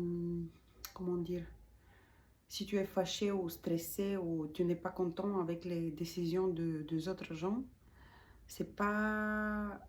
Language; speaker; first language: French; non-native, learner; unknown